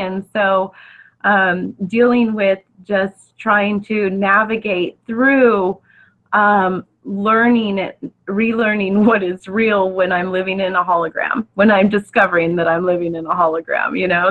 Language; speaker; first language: English; native; English